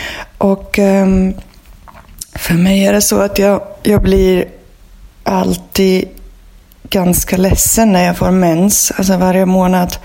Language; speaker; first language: Swedish; non-native, fluent; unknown